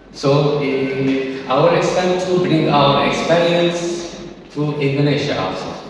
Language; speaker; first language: English; non-native, learner; Turkish